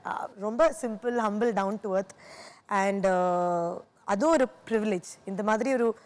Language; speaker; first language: Tamil; non-native, fluent; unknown